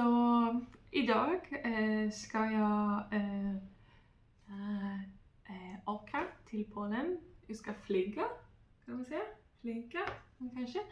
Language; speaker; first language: Swedish; non-native, learner; Polish